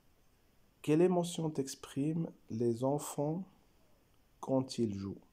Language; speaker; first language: French; non-native, local second language; Arabic